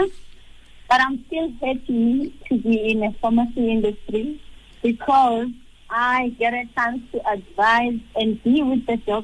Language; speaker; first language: English; non-native, local second language; Xhosa